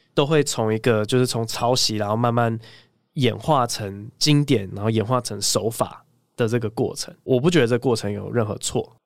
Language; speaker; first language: Chinese; native; Chinese